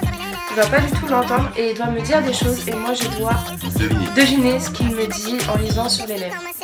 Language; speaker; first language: French; native; French